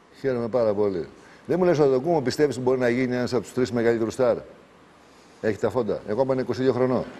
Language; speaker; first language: Greek; native; Greek